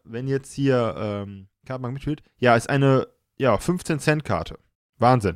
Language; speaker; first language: German; native; German